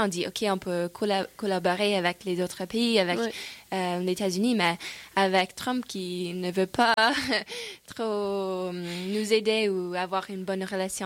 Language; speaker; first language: French; non-native, fluent; English